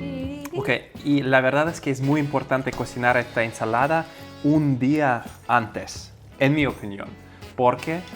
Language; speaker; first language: Spanish; non-native, fluent; Russian